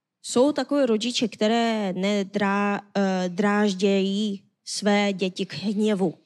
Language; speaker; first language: Czech; non-native, learner; Korean